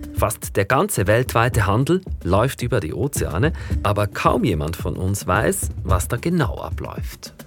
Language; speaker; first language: German; native; German